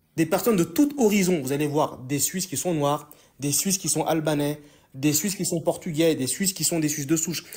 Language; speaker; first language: French; native; French